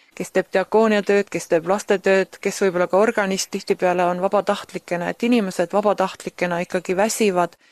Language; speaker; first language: Estonian; native; Estonian